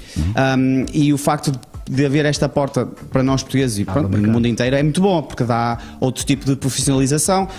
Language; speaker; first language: Portuguese; native; Portuguese